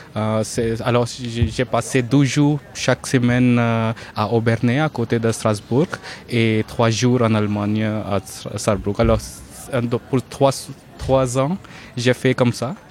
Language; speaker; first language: French; non-native, learner; Hindi